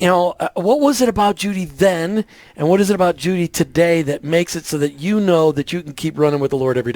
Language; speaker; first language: English; native; English